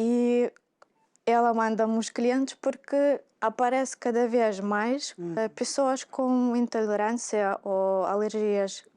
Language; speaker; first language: Portuguese; non-native, fluent; Russian